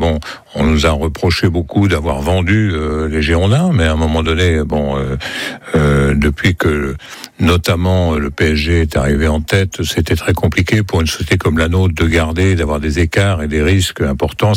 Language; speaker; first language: French; native; French